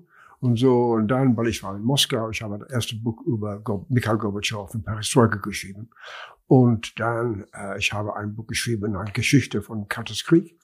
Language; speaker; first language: German; non-native, learner; English